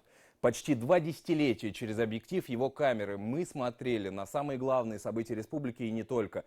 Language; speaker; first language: Russian; native; Russian